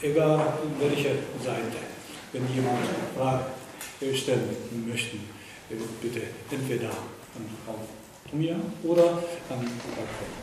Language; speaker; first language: German; non-native, fluent; Japanese